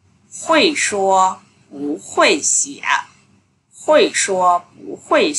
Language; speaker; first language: Chinese; non-native, fluent; Vietnamese